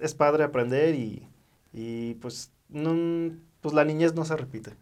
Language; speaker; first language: Spanish; early bilingual, heritage; Spanish